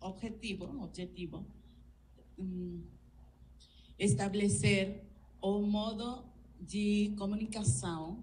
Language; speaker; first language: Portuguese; non-native, learner; Spanish